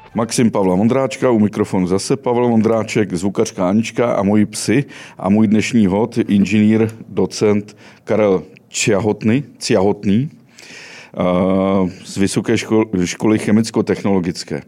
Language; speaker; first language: Czech; native; Czech